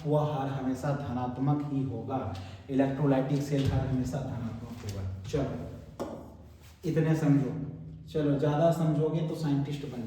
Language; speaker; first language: Hindi; native; Hindi